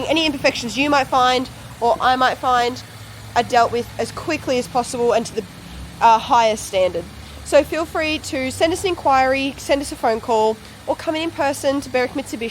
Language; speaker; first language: English; native; English